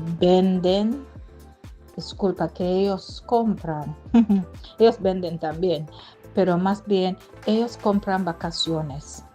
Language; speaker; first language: Spanish; non-native, fluent; English